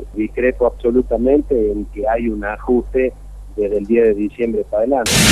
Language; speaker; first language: Spanish; native; Spanish